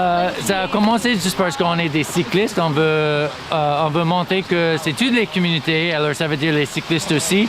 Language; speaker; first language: French; non-native, local second language; English